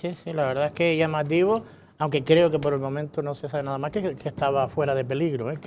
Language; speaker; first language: Spanish; native; Spanish